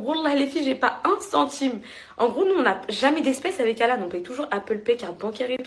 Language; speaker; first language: French; native; French